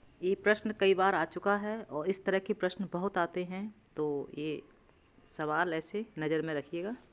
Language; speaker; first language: Hindi; native; Hindi